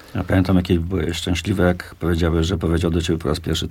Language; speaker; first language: Polish; native; Polish